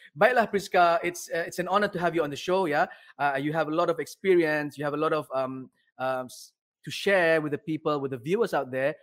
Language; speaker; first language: English; non-native, local second language; Malay